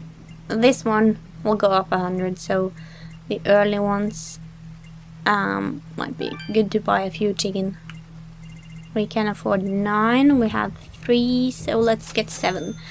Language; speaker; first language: English; non-native, fluent; Norwegian